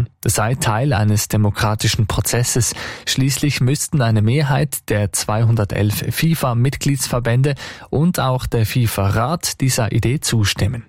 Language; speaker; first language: German; native; German